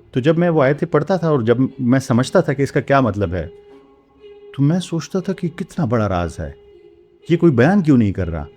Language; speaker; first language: Urdu; non-native, local second language; Pashto